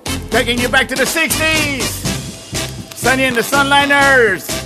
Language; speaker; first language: English; early bilingual, other home language; Spanish